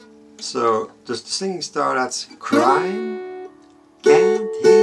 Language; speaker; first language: English; non-native, fluent; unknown